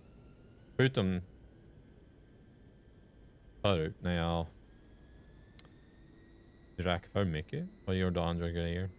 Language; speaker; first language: Swedish; non-native, fluent; English